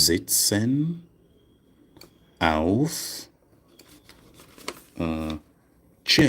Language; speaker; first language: German; non-native, fluent; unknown